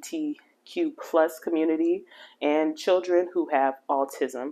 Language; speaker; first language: English; native; English